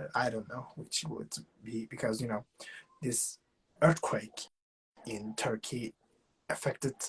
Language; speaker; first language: English; non-native, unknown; Turkish